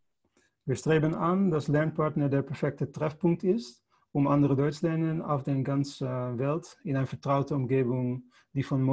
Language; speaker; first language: German; non-native, fluent; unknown